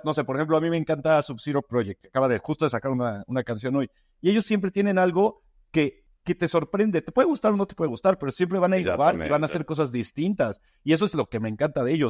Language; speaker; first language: Spanish; native; Spanish